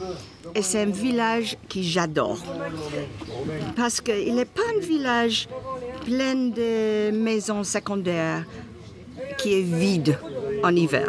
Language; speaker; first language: French; non-native, fluent; English